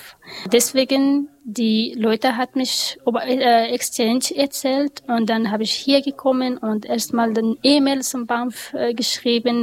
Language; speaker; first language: German; non-native, learner; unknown